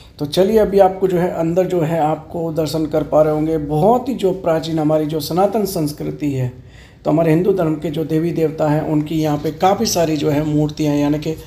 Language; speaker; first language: Hindi; non-native, local second language; Gujarati